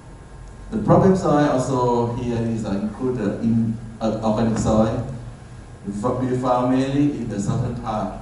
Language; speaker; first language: English; non-native, learner; Thai